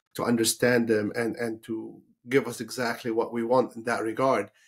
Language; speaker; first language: English; non-native, fluent; Arabic